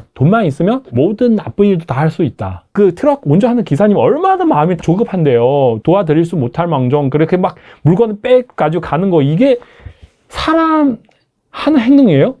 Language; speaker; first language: Korean; non-native, fluent; Chinese